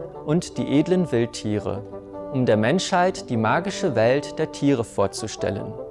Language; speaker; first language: German; native; German